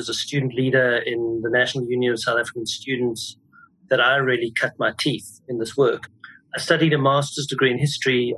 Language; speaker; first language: English; native; English